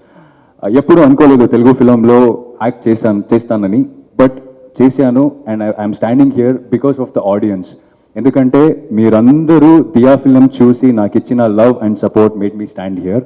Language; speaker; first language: Telugu; non-native, fluent; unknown